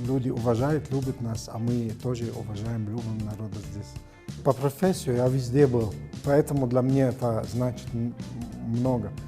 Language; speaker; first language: Russian; non-native, learner; Arabic